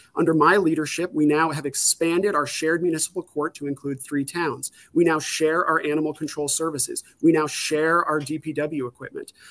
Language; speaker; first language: English; native; English